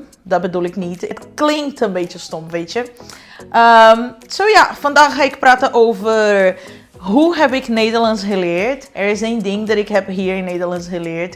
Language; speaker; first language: Dutch; non-native, fluent; Portuguese